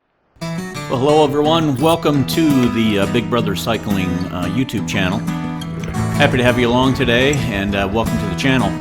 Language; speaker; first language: English; native; English